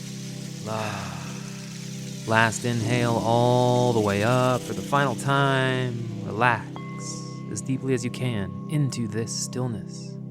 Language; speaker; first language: English; native; English